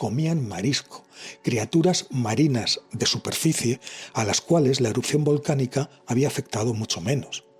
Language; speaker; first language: Spanish; native; Spanish